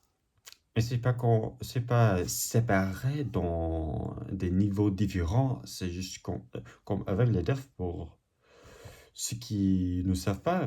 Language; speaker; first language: French; non-native, learner; English